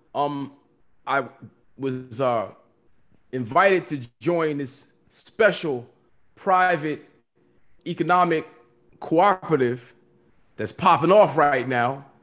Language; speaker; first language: English; native; English